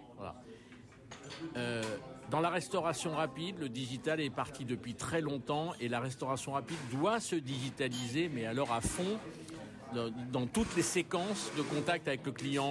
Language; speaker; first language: French; native; French